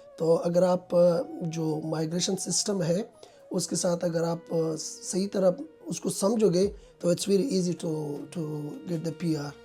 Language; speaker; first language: Urdu; non-native, local second language; Pashto